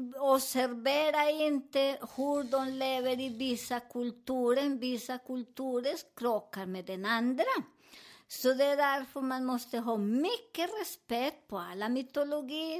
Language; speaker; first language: Swedish; non-native, learner; Spanish